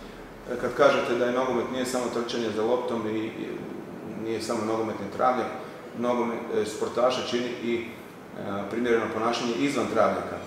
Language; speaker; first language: Serbian; native; Serbian